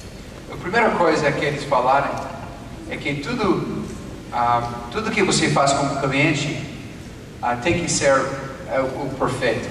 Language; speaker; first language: Portuguese; non-native, fluent; English